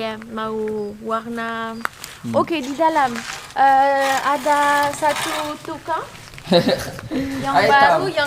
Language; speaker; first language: Indonesian; non-native, learner; French